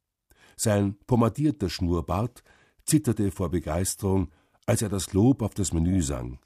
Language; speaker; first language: German; native; German